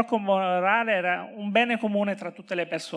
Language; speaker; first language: Italian; native; Italian